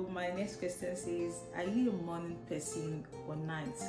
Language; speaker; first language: English; non-native, local second language; Yoruba